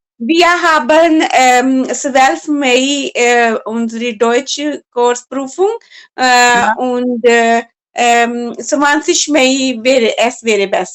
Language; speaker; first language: German; non-native, learner; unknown